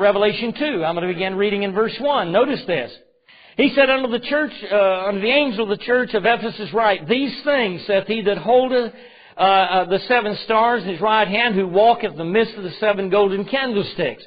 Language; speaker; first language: English; native; English